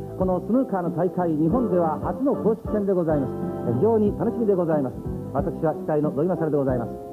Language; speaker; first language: Japanese; native; Japanese